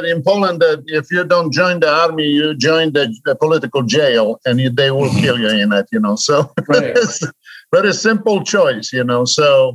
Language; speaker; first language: English; non-native, fluent; Polish